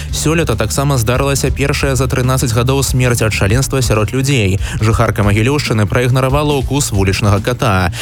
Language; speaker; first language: Belarusian; native; Belarusian